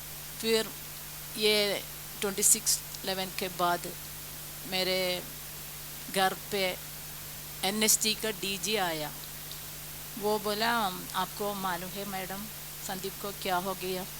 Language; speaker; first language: Hindi; non-native, local second language; Malayalam